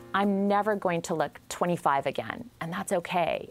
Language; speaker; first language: English; native; English